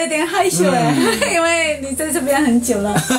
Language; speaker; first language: Chinese; non-native, fluent; Indonesian